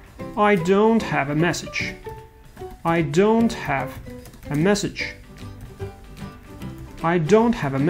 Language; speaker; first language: English; non-native, fluent; Russian